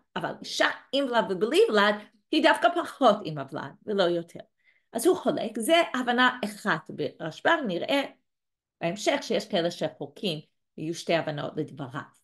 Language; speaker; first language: Hebrew; non-native, fluent; English